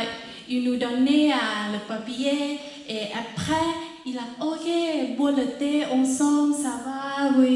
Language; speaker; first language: French; non-native, learner; Thai